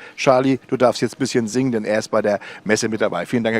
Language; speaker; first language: German; native; German